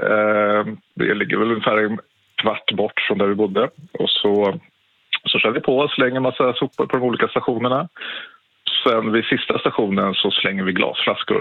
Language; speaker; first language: Swedish; native; Swedish